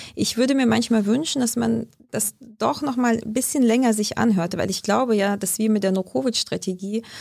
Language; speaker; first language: German; early bilingual, other home language; Lithuanian